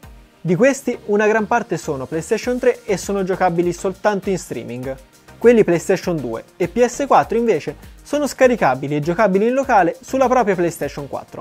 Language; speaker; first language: Italian; native; Italian